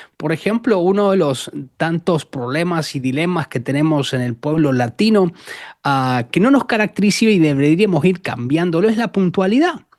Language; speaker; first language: Spanish; native; Spanish